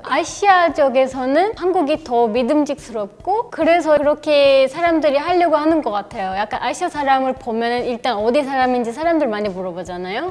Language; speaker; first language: Korean; non-native, fluent; Turkish